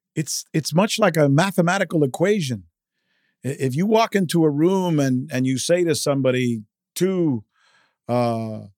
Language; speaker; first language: English; early bilingual, other home language; Spanish